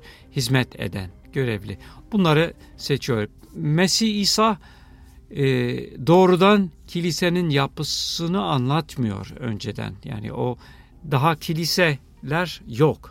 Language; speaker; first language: Turkish; non-native, fluent; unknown